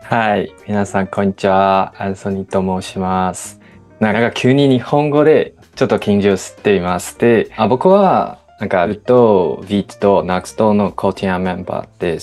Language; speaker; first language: Japanese; non-native, learner; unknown